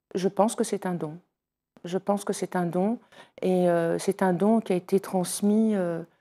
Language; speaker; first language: French; native; French